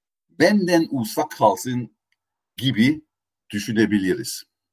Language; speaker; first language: Turkish; non-native, fluent; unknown